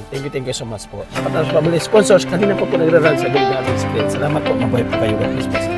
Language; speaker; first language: Filipino; non-native, local second language; Cebuano